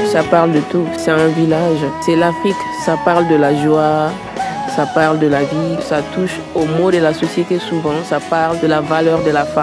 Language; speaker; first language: French; non-native, local second language; Bambara